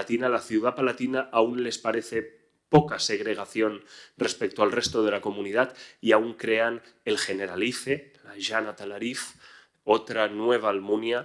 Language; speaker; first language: Spanish; native; Spanish